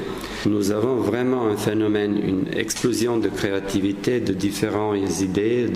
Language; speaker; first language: French; non-native, fluent; Serbian